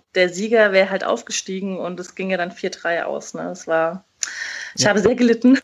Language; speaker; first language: German; native; German